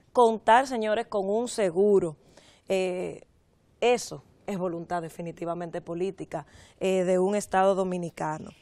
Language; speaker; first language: Spanish; native; Spanish